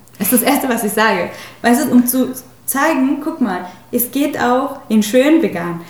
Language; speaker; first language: German; non-native, fluent; Spanish